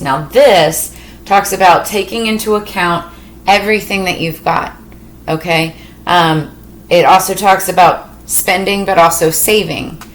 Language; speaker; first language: English; native; English